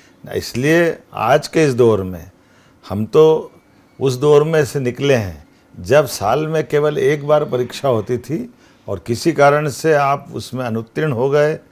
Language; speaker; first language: Hindi; native; Hindi